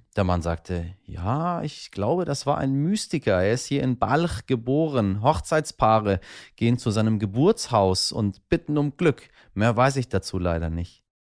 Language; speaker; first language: German; early bilingual, other home language; Persian